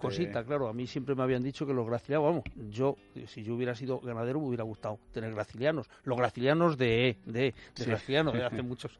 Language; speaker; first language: Spanish; native; Spanish